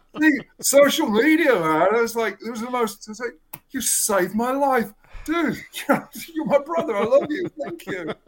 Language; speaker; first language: English; native; English